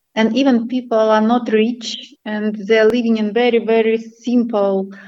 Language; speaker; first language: English; non-native, fluent; Armenian